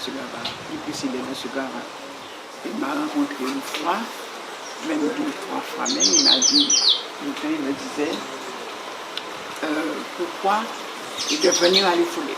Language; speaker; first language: French; non-native, local second language; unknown